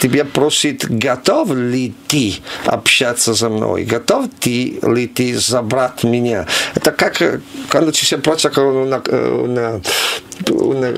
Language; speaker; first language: Russian; non-native, learner; Italian